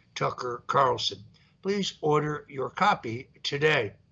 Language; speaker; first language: English; early bilingual, other home language; Italian